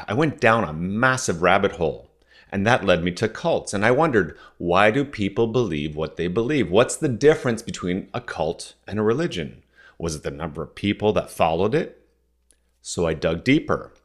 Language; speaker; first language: English; non-native, fluent; French